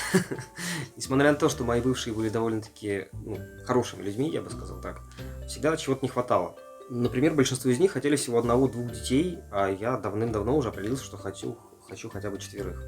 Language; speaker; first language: Russian; native; Russian